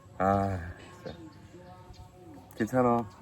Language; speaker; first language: Korean; native; Korean